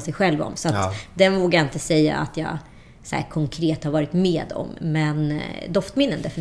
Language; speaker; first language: Swedish; native; Swedish